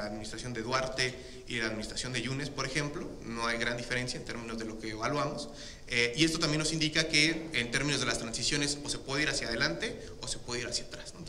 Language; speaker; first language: Spanish; native; Spanish